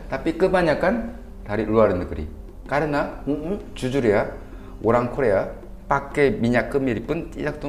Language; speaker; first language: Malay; non-native, fluent; Korean